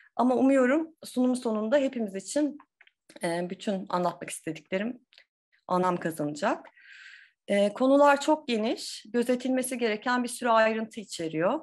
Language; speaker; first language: Turkish; native; Turkish